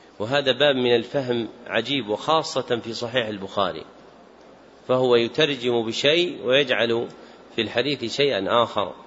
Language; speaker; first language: Arabic; native; Arabic